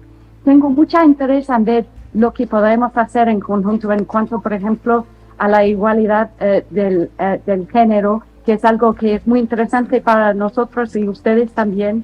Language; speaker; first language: Spanish; non-native, fluent; English